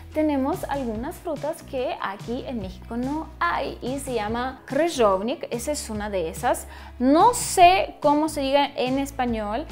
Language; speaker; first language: Spanish; non-native, fluent; Russian